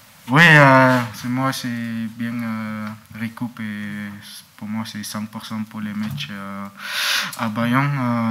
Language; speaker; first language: French; non-native, learner; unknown